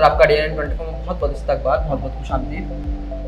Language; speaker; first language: Hindi; native; Hindi